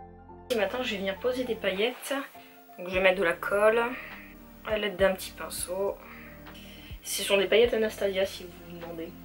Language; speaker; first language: French; native; French